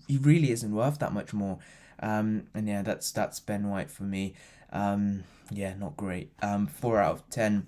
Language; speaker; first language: English; native; English